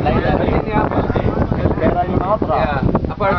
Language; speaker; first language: Indonesian; non-native, learner; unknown